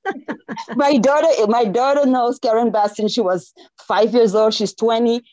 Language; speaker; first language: English; non-native, fluent; French